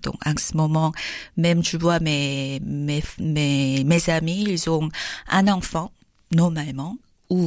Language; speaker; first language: French; non-native, learner; Korean